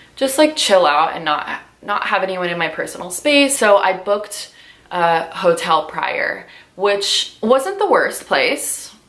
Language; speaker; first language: English; native; English